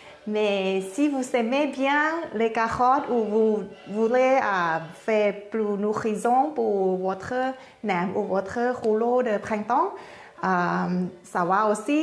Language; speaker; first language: French; non-native, learner; Thai